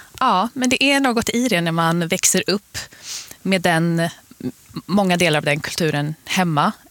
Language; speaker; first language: Swedish; early bilingual, other home language; Persian